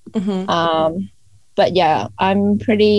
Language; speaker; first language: English; non-native, local second language; Cantonese